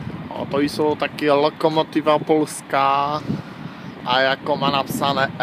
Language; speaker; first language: Czech; non-native, learner; Polish